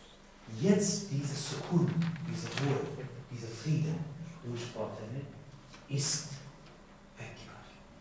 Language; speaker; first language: German; non-native, learner; Persian